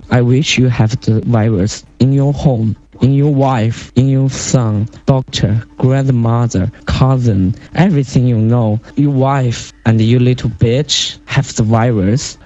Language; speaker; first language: English; non-native, learner; Chinese